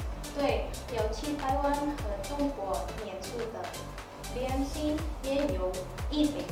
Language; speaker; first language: Chinese; non-native, learner; Indonesian